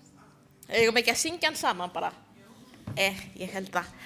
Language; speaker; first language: Icelandic; non-native, learner; Spanish